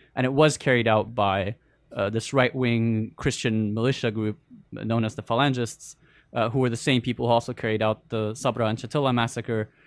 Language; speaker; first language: English; early bilingual, other home language; Arabic